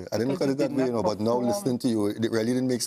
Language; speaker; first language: English; native; English